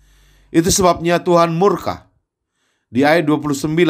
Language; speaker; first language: Indonesian; native; Indonesian